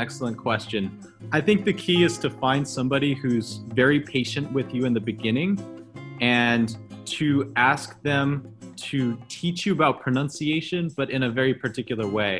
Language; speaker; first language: English; early bilingual, other home language; Chinese